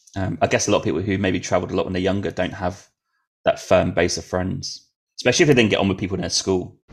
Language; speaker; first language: English; native; English